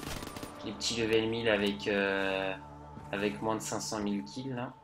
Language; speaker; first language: French; native; French